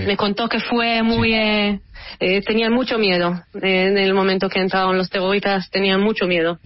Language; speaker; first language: Spanish; early bilingual, heritage; Hebrew